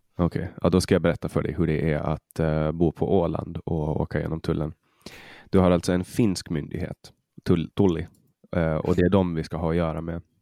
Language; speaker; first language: Swedish; native; Swedish